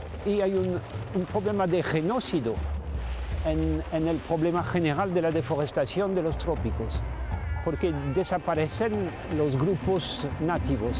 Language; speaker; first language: Spanish; non-native, fluent; French